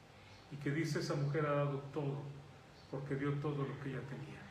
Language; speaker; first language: Spanish; native; Spanish